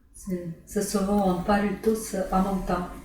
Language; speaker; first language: French; non-native, learner; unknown